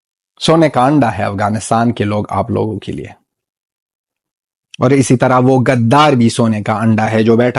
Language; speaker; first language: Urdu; non-native, fluent; Pashto